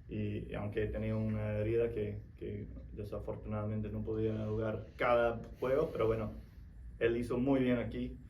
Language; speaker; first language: Spanish; non-native, fluent; English